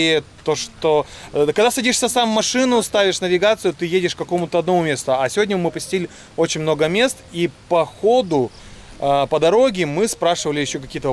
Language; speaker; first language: Russian; native; Russian